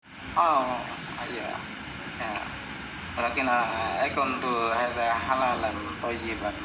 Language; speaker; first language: Arabic; non-native, fluent; Indonesian